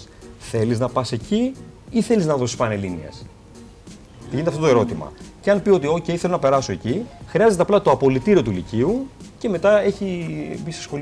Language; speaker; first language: Greek; native; Greek